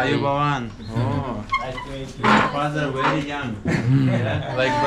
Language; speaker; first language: English; non-native, learner; Russian